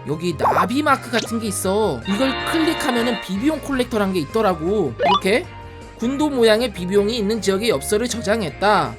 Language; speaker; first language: Korean; native; Korean